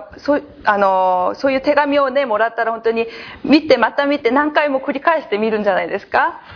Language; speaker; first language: Japanese; non-native, fluent; Korean